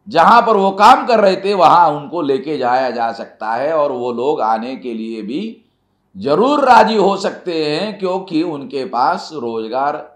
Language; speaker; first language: Hindi; non-native, local second language; Marathi